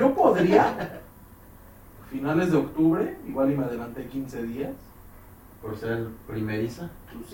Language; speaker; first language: Spanish; native; Spanish